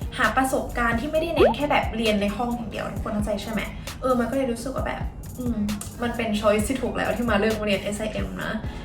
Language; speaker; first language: Thai; native; Thai